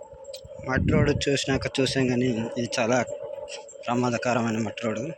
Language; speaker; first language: Telugu; native; Telugu